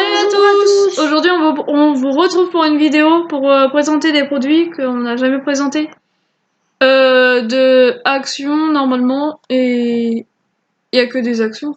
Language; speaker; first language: French; native; French